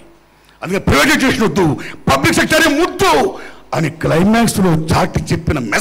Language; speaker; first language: Telugu; native; Telugu